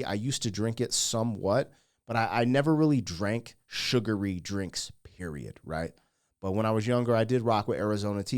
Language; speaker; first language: English; native; English